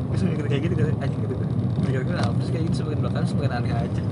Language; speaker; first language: Indonesian; non-native, local second language; Sundanese